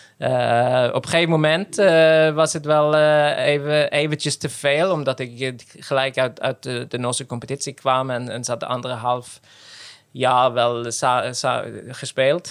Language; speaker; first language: Dutch; non-native, fluent; Norwegian